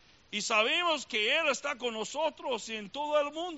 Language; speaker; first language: Spanish; non-native, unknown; English